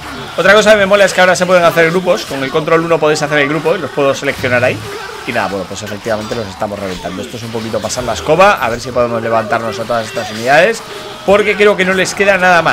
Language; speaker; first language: Spanish; native; Spanish